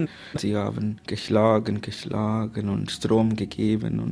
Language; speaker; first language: German; non-native, learner; Tamil